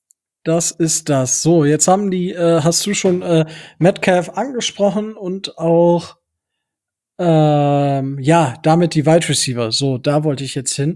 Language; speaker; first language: German; native; German